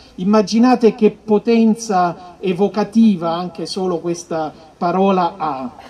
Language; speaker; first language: Italian; native; Italian